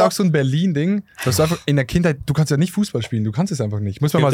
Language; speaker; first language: German; native; German